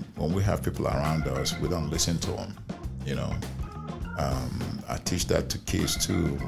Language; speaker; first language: English; non-native, local second language; Igbo